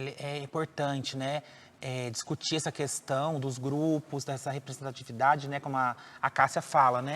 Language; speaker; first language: Portuguese; native; Portuguese